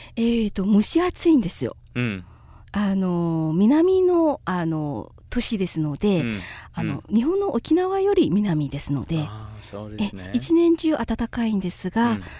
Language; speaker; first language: Japanese; non-native, fluent; Chinese